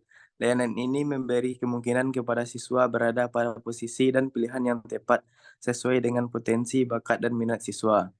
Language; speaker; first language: Indonesian; native; Indonesian